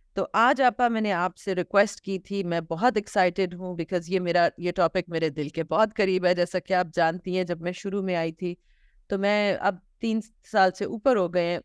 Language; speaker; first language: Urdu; early bilingual, heritage; Urdu